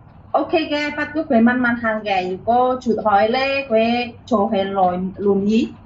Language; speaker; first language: Cantonese; non-native, learner; Indonesian